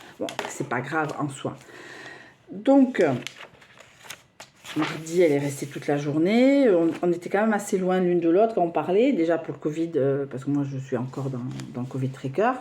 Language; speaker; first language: French; native; French